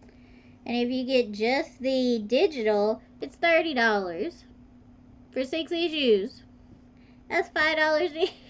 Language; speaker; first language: English; native; English